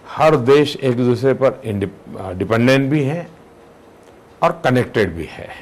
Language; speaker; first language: Hindi; non-native, local second language; Gujarati